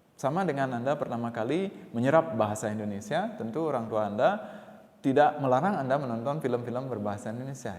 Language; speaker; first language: Indonesian; non-native, local second language; Balinese